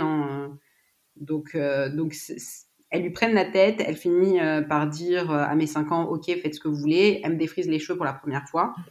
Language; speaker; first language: French; native; French